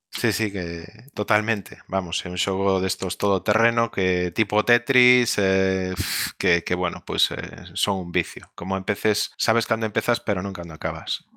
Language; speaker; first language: Galician; non-native, local second language; Spanish